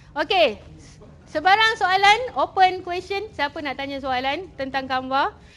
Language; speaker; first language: Malay; native; Malay